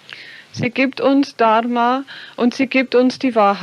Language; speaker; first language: German; non-native, fluent; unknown